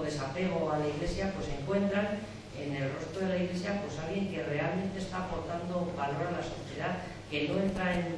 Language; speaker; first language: Spanish; native; Spanish